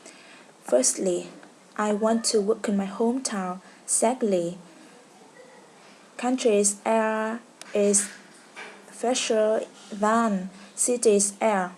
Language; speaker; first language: English; non-native, learner; Vietnamese